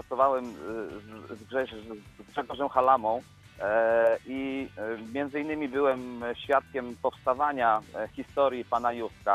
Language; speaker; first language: Polish; native; Polish